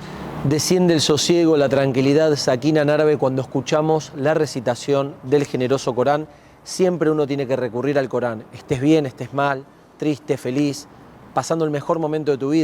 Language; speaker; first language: Spanish; native; Spanish